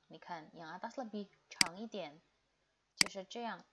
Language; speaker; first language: Chinese; non-native, fluent; Indonesian